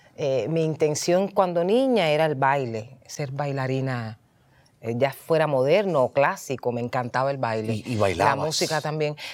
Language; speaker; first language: Spanish; native; Spanish